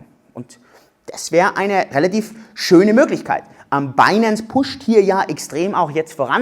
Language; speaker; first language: German; native; German